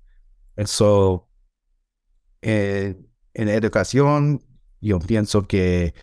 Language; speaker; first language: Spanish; non-native, learner; English